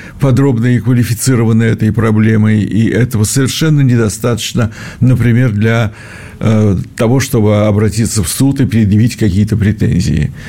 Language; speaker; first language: Russian; native; Russian